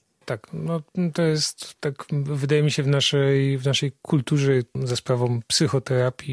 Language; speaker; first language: Polish; native; Polish